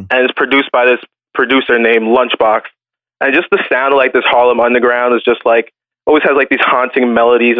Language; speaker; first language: English; native; English